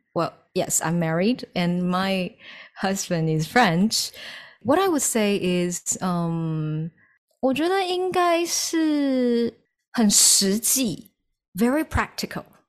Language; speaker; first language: English; non-native, fluent; Chinese